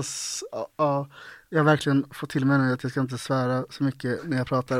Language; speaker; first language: Swedish; native; Swedish